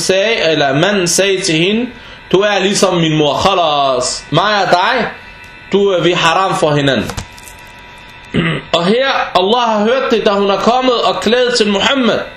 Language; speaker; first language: Danish; non-native, fluent; Arabic